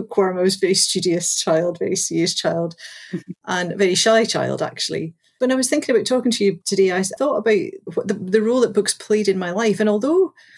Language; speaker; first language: English; native; English